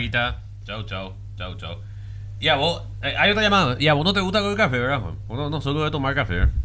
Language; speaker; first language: Spanish; native; Spanish